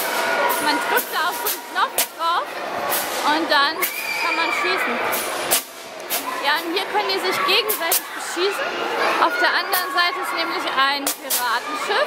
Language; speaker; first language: German; native; German